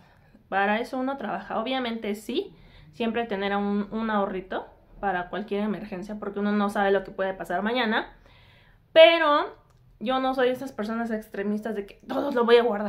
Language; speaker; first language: Spanish; native; Spanish